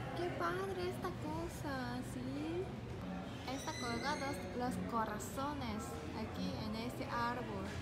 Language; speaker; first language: Spanish; non-native, fluent; Korean